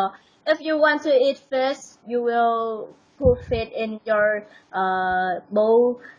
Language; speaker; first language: English; non-native, learner; Vietnamese